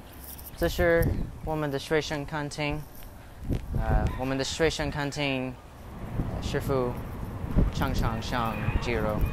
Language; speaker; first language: Chinese; non-native, learner; English